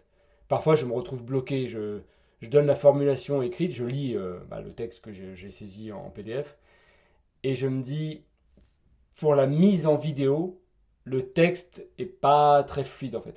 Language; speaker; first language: French; native; French